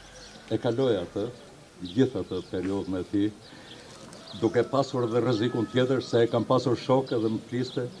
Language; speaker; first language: Albanian; native; Albanian